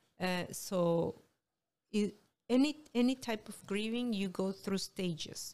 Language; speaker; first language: English; non-native, fluent; Spanish